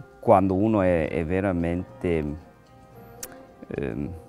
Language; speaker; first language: Italian; non-native, learner; English